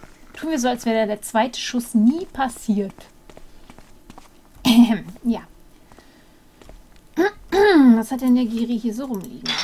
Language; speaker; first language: German; native; German